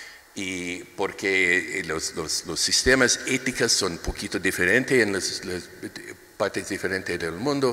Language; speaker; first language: Spanish; non-native, learner; English